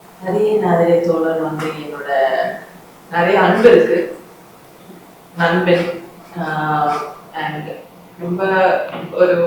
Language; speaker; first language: Tamil; non-native, learner; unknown